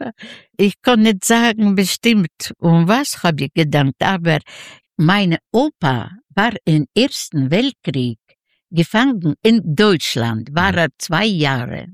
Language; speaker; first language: German; non-native, local second language; Ukrainian